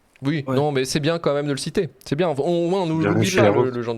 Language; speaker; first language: French; native; French